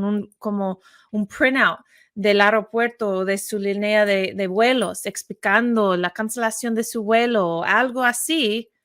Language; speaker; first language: Spanish; non-native, fluent; English